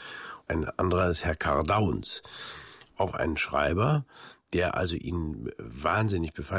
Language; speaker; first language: German; native; German